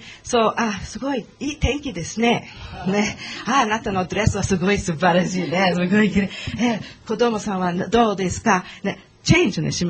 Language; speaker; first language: Japanese; non-native, learner; English